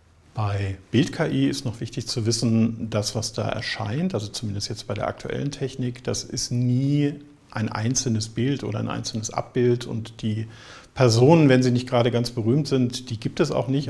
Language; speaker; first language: German; native; German